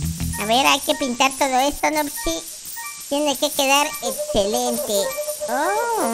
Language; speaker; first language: Spanish; native; Spanish